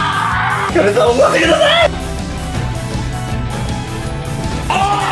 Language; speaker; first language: Japanese; native; Japanese